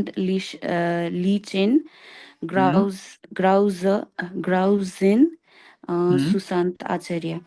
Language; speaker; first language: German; non-native, learner; Nepali